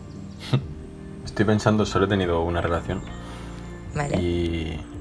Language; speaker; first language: Spanish; native; Spanish